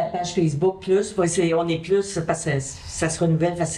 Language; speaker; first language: French; native; French